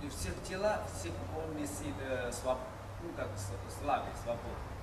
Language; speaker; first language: Russian; non-native, learner; Chinese